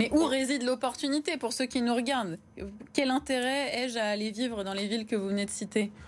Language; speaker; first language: French; native; French